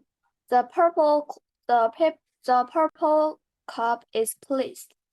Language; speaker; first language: English; non-native, learner; Chinese